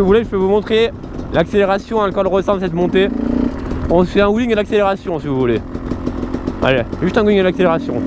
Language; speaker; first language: French; native; French